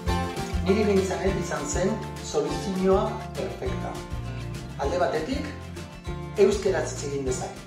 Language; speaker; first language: Basque; non-native, local second language; Spanish